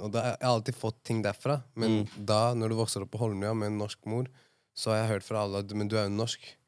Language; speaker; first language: Norwegian; native; Norwegian